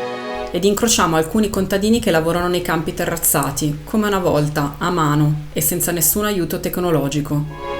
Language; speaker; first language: Italian; native; Italian